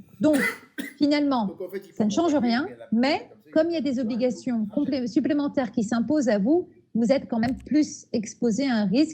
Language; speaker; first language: French; native; French